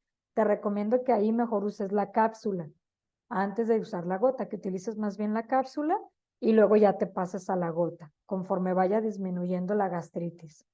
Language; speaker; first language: Spanish; native; Spanish